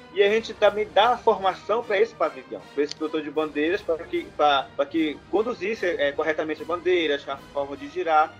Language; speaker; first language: Portuguese; native; Portuguese